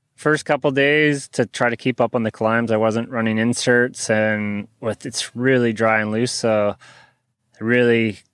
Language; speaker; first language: English; native; English